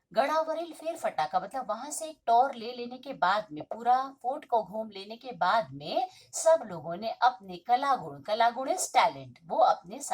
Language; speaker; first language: Hindi; non-native, local second language; Marathi